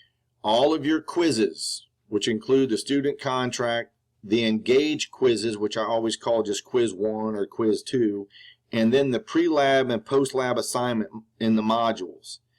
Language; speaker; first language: English; native; English